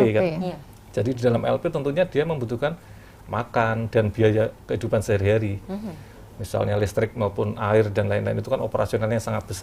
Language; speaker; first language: Indonesian; native; Indonesian